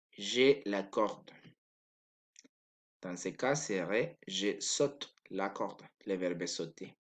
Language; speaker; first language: French; non-native, learner; Spanish